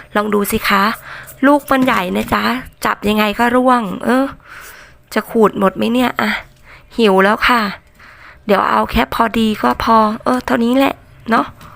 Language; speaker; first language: Thai; non-native, local second language; Northern Khmer